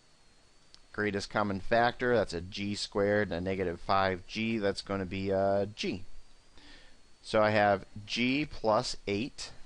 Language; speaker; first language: English; native; English